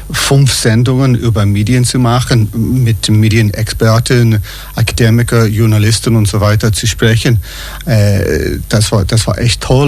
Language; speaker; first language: German; non-native, fluent; English